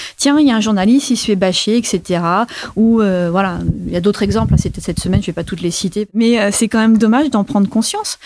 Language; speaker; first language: French; native; French